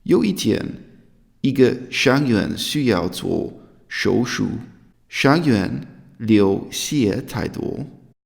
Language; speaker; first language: Chinese; non-native, fluent; English